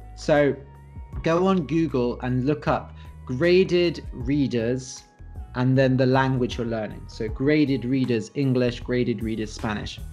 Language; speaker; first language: English; native; English